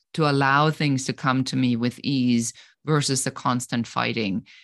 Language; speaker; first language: English; non-native, fluent; German